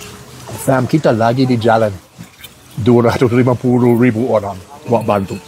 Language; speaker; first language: Indonesian; non-native, fluent; English